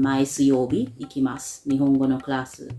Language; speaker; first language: Japanese; non-native, learner; English